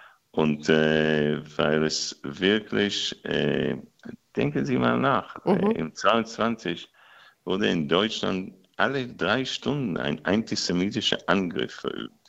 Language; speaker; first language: German; non-native, fluent; Hebrew